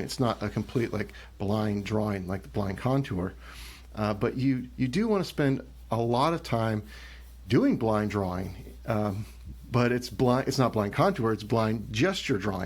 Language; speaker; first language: English; native; English